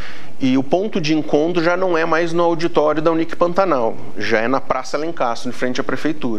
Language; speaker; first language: Portuguese; native; Portuguese